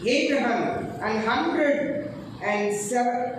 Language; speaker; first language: English; non-native, local second language; Telugu